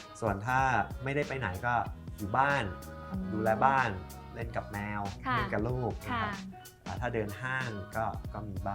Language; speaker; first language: Thai; native; Thai